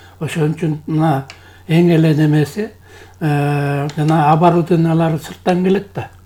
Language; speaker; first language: Kyrgyz; native; Kyrgyz